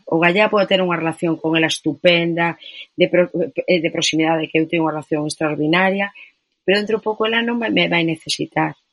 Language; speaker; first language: Galician; non-native, local second language; Spanish